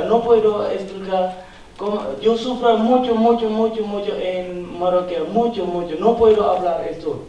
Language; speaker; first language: Spanish; non-native, learner; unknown